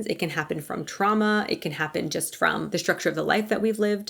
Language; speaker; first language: English; native; English